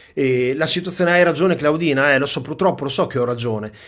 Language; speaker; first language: Italian; native; Italian